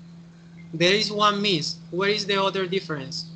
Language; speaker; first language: English; non-native, fluent; Spanish